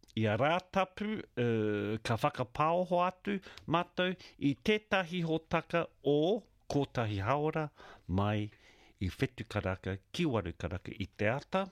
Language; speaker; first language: Māori; non-native, learner; English